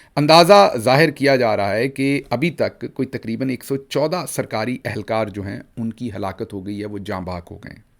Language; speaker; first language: Urdu; native; Urdu